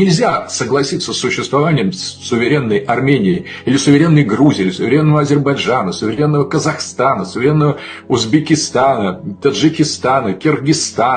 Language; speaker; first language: Russian; native; Russian